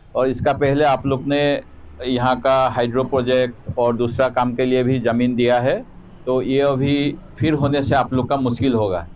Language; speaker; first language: Hindi; non-native, local second language; Assamese